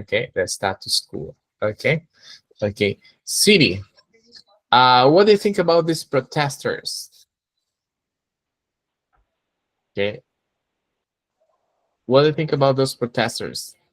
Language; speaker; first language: English; non-native, fluent; Spanish